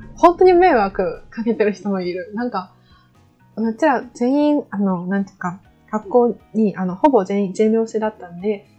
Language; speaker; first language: Japanese; non-native, fluent; Chinese